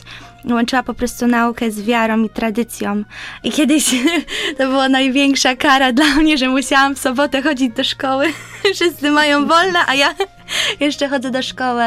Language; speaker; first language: Polish; early bilingual, heritage; Polish